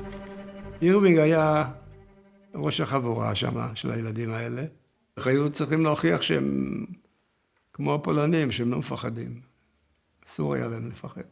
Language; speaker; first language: Hebrew; early bilingual, other home language; Yiddish